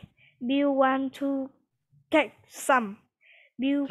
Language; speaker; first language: English; non-native, learner; Vietnamese